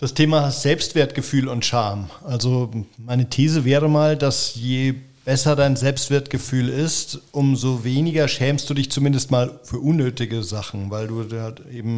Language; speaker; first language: German; native; German